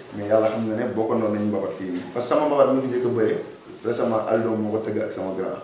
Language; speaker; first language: Wolof; native; Wolof